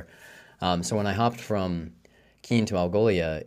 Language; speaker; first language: English; native; English